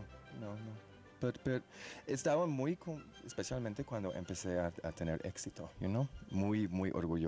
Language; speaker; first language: Spanish; non-native, fluent; English